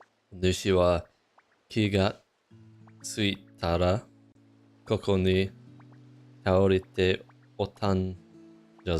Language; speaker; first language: Japanese; non-native, fluent; English